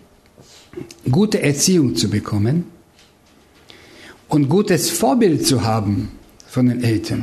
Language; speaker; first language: German; non-native, fluent; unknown